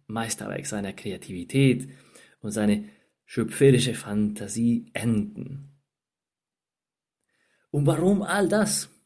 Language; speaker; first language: German; non-native, fluent; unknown